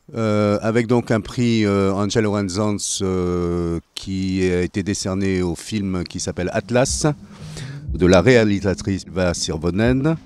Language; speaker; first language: French; native; French